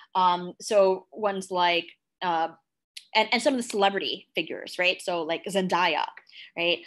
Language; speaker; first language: English; native; English